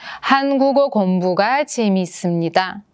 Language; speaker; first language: Korean; non-native, fluent; Russian